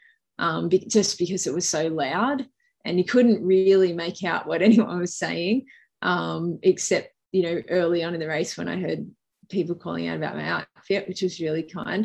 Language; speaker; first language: English; native; English